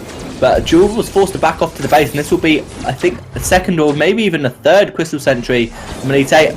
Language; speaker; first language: English; native; English